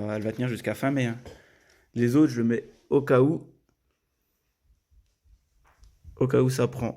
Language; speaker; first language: French; native; French